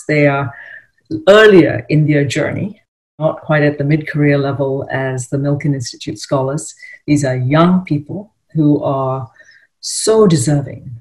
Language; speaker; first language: English; native; English